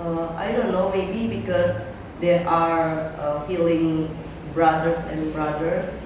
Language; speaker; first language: English; non-native, learner; Indonesian